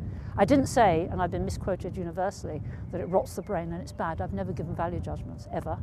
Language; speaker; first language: English; native; English